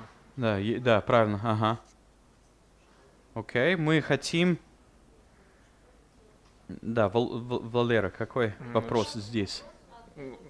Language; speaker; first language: Russian; non-native, fluent; English